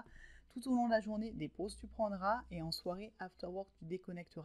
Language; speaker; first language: French; native; French